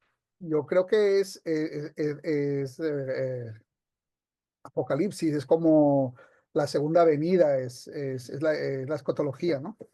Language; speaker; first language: Spanish; native; Spanish